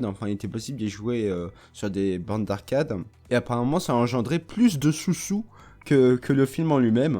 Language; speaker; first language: French; native; French